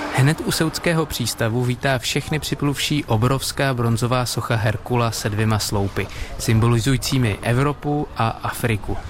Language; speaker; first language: Czech; native; Czech